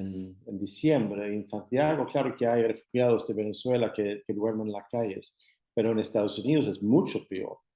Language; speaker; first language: Spanish; non-native, fluent; Swedish